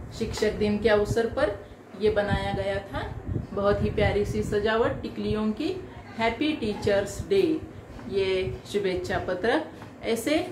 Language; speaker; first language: Hindi; non-native, local second language; Marathi